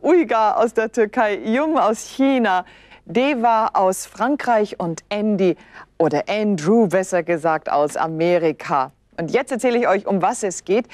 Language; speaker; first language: German; native; German